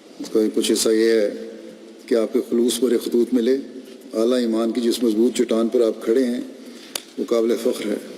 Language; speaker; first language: Urdu; native; Urdu